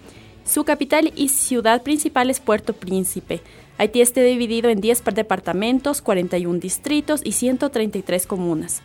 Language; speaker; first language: Spanish; native; Spanish